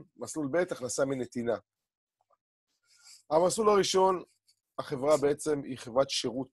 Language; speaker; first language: Hebrew; native; Hebrew